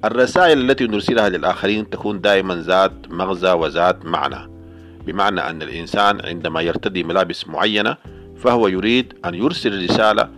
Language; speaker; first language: Arabic; native; Arabic